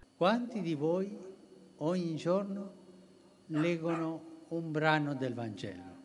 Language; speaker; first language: Italian; non-native, fluent; Spanish